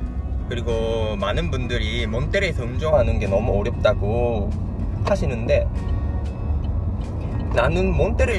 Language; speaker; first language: Korean; non-native, fluent; Japanese